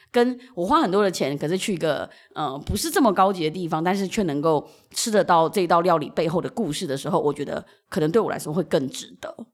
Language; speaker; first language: Chinese; native; Chinese